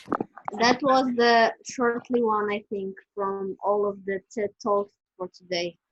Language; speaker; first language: English; non-native, learner; Russian